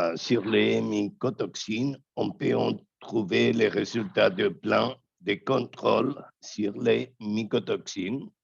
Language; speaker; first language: French; non-native, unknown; Spanish